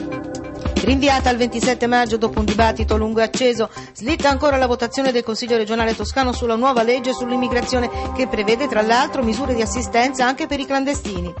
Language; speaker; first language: Italian; native; Italian